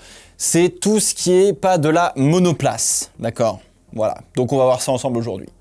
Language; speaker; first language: French; native; French